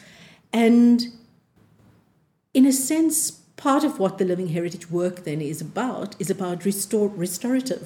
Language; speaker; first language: English; native; English